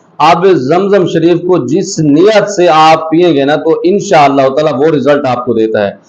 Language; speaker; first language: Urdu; non-native, local second language; Pashto